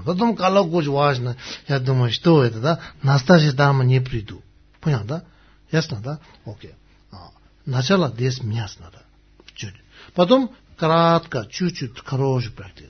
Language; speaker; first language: Russian; non-native, learner; Tibetan